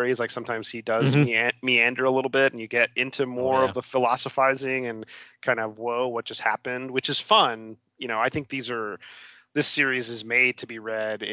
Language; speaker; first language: English; native; English